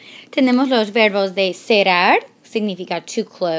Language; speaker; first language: Spanish; non-native, fluent; English